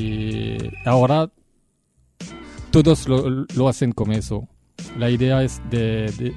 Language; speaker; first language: Spanish; non-native, fluent; French